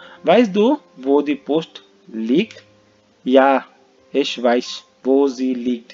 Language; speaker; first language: German; non-native, fluent; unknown